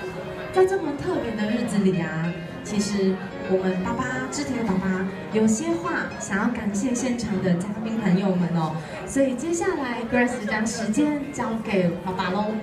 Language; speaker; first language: Chinese; native; Chinese